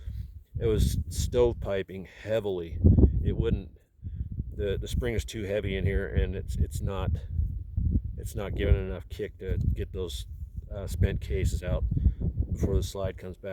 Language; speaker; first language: English; native; English